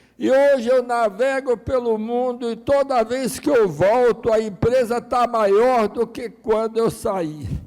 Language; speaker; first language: Portuguese; early bilingual, other home language; Russian